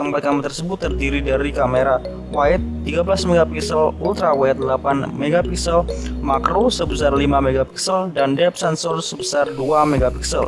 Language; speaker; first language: Indonesian; native; Indonesian